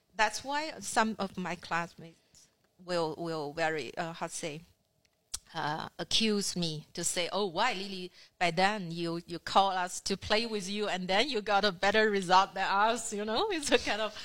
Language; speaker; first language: English; non-native, fluent; Chinese